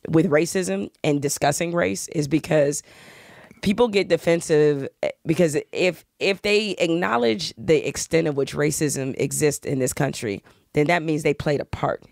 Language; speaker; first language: English; native; English